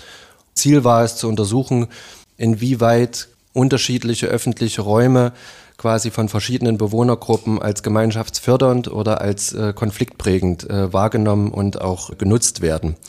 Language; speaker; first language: German; native; German